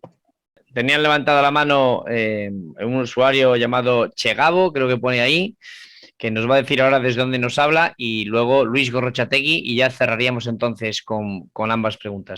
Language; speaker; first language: Spanish; native; Spanish